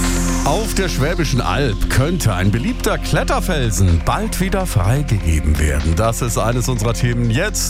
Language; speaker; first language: German; native; German